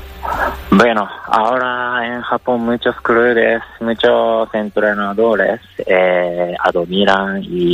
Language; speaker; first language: Spanish; non-native, fluent; Japanese